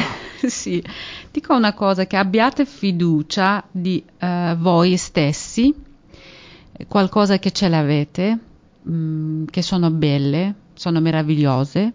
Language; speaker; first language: Italian; non-native, fluent; Persian